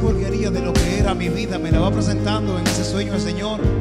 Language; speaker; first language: Spanish; native; Spanish